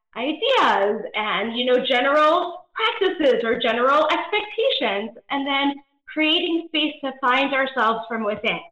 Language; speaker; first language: English; native; English